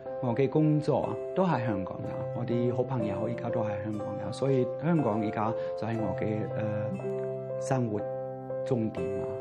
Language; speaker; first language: Cantonese; non-native, fluent; German